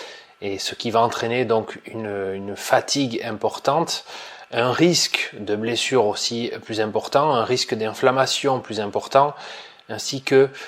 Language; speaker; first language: French; native; French